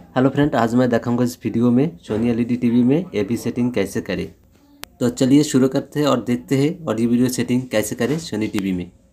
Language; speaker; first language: Hindi; native; Hindi